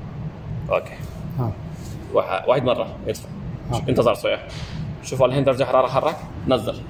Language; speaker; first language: Arabic; non-native, learner; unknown